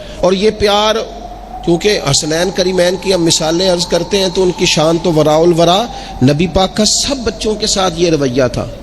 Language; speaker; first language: Urdu; non-native, local second language; Punjabi